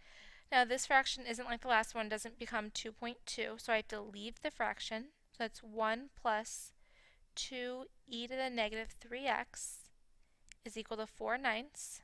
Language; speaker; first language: English; native; English